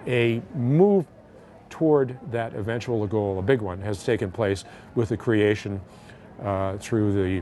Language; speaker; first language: English; native; English